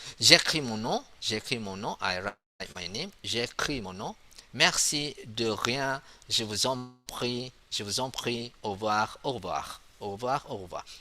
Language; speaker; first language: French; non-native, fluent; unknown